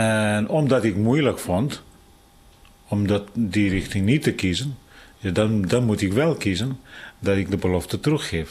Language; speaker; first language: Dutch; non-native, fluent; Tibetan